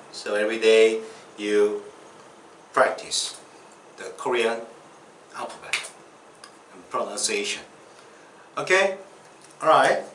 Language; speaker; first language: English; non-native, fluent; Korean